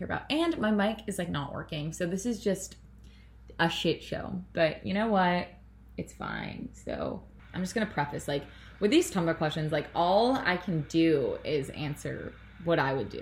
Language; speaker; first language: English; native; English